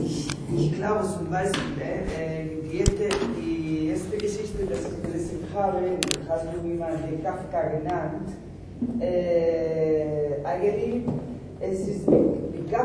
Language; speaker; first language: German; non-native, learner; Spanish